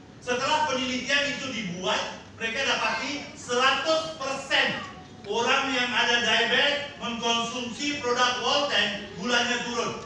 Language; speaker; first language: Indonesian; non-native, fluent; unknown